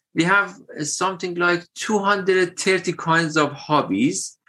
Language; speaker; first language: English; non-native, fluent; Persian